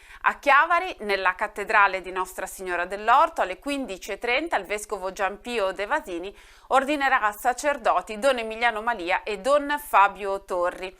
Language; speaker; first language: Italian; native; Italian